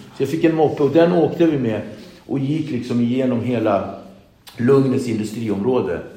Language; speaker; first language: Swedish; early bilingual, other home language; Kabuverdianu